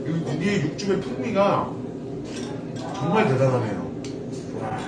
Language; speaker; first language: Korean; native; Korean